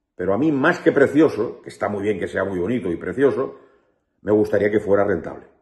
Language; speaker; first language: Spanish; native; Spanish